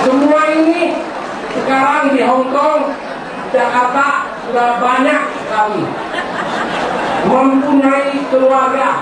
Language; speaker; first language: Indonesian; non-native, local second language; Chinese